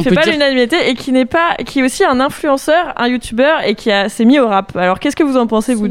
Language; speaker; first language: French; native; French